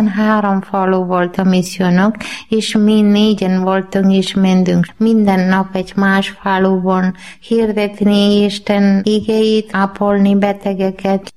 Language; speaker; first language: Hungarian; non-native, learner; Malayalam